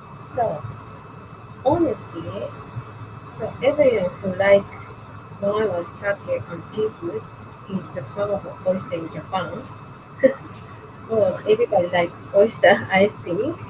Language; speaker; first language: English; non-native, learner; Japanese